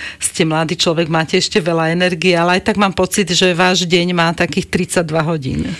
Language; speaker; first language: Slovak; native; Slovak